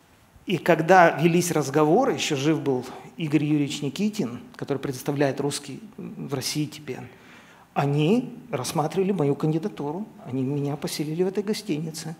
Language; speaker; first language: Russian; native; Russian